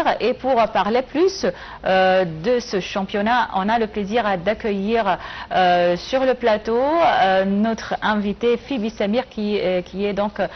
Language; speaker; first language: French; non-native, fluent; Arabic